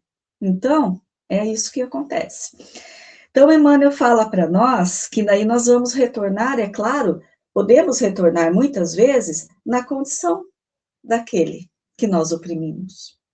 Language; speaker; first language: Portuguese; native; Portuguese